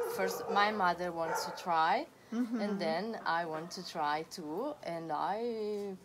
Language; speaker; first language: English; non-native, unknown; Italian